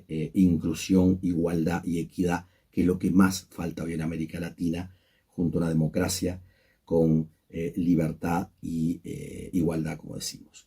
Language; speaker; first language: Spanish; native; Spanish